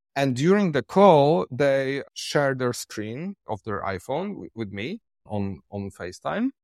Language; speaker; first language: English; non-native, fluent; Polish